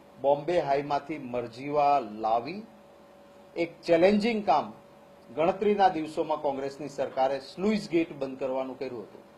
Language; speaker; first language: Gujarati; non-native, local second language; Kachhi